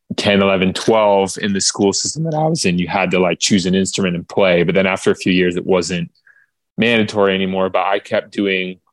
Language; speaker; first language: English; native; English